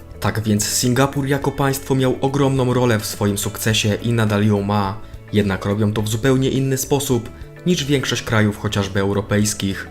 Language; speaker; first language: Polish; native; Polish